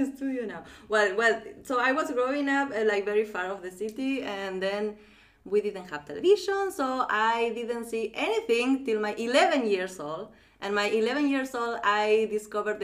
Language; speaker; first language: English; non-native, fluent; Spanish